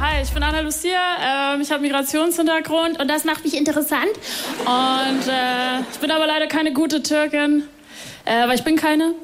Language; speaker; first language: German; early bilingual, other home language; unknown